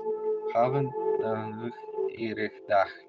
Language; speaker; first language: Icelandic; non-native, learner; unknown